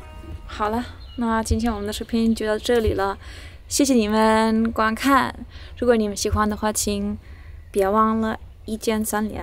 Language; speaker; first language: Chinese; early bilingual, heritage; Chinese